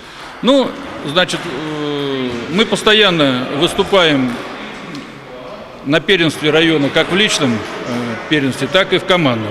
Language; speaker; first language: Russian; native; Russian